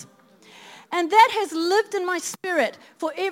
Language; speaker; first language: English; native; English